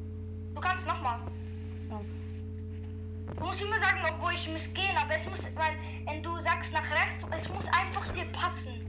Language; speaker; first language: German; non-native, fluent; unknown